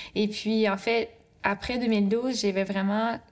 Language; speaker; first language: French; native; French